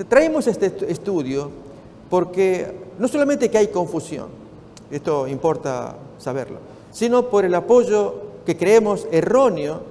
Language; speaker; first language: Spanish; native; Spanish